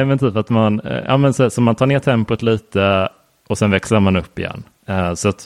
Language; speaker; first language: Swedish; native; Swedish